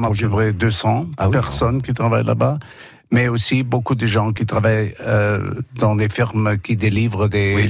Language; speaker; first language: French; non-native, fluent; German